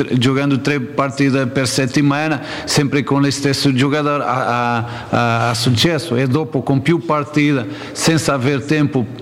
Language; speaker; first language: Italian; non-native, learner; Portuguese